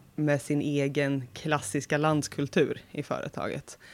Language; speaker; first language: Swedish; native; Swedish